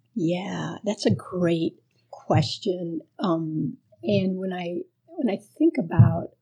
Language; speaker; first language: English; early bilingual, other home language; Spanish